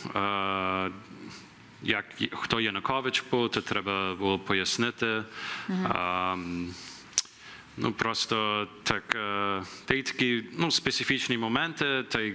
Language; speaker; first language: Ukrainian; early bilingual, heritage; Ukrainian